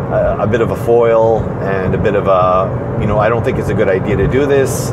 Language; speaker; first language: English; native; English